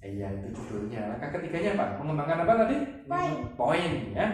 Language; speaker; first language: Indonesian; native; Indonesian